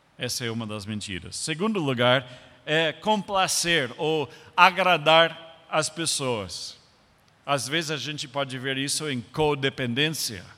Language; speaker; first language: Portuguese; non-native, fluent; English